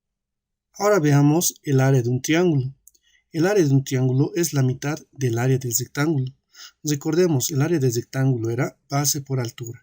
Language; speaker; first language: Spanish; native; Spanish